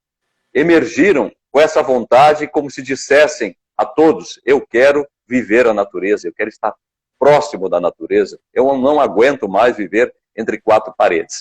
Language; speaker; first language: Portuguese; native; Portuguese